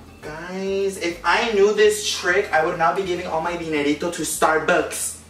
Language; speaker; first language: English; early bilingual, other home language; Spanish